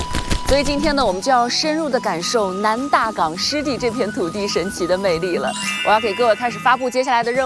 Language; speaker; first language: Chinese; native; Chinese